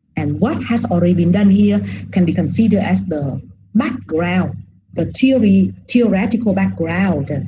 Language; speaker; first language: English; non-native, fluent; Vietnamese